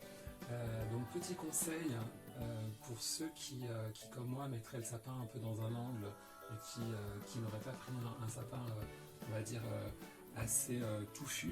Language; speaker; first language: French; native; French